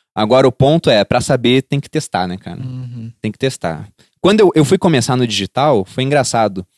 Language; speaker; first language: Portuguese; native; Portuguese